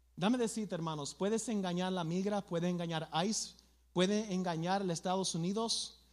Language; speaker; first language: Spanish; early bilingual, other home language; English